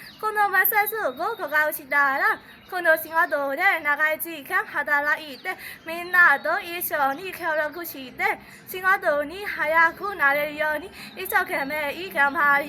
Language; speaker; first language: Japanese; non-native, learner; Burmese